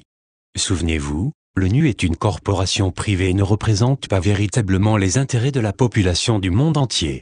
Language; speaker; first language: French; native; French